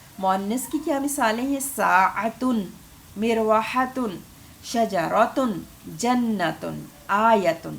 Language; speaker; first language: Urdu; native; Urdu